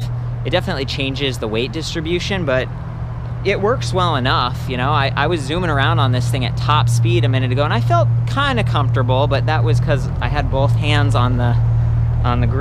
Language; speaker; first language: English; native; English